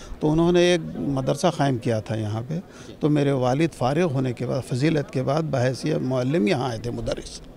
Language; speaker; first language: Hindi; non-native, local second language; Urdu